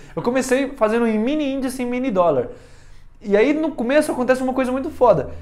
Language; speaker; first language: Portuguese; early bilingual, heritage; Portuguese